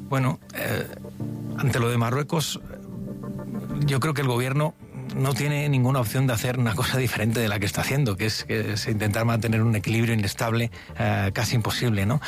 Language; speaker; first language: Spanish; native; Spanish